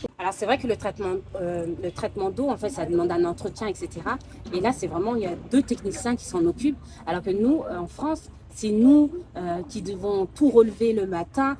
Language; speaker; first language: French; early bilingual, other home language; Soninke